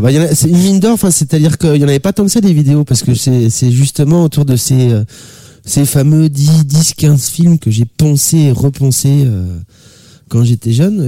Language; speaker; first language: French; native; French